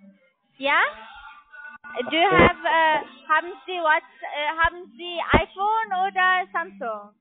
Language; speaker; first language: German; non-native, learner; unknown